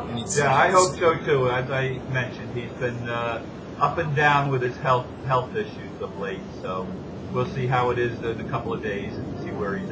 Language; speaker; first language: English; native; English